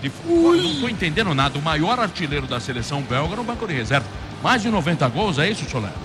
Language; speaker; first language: Portuguese; native; Portuguese